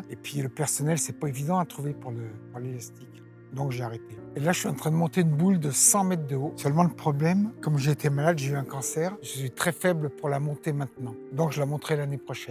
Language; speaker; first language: French; native; French